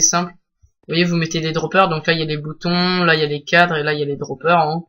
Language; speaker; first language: French; native; French